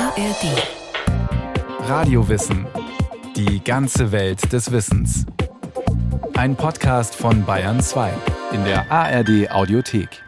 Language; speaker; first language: German; native; German